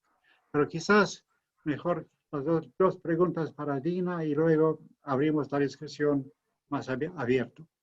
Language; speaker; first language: Spanish; non-native, fluent; English